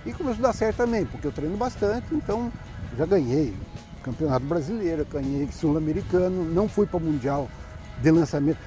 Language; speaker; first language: Portuguese; native; Portuguese